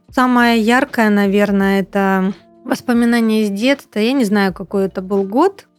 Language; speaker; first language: Russian; native; Russian